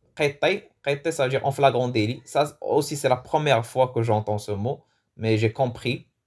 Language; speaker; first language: French; non-native, local second language; Arabic